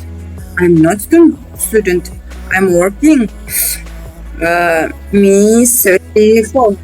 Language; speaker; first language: English; non-native, learner; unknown